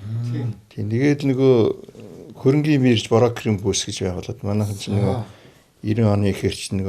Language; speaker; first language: Mongolian; native; Mongolian